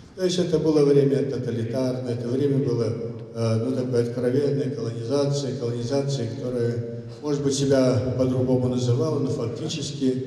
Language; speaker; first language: Russian; non-native, local second language; Kazakh